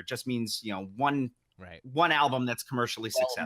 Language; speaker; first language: English; native; English